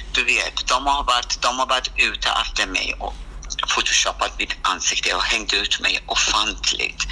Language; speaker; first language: Swedish; non-native, fluent; Persian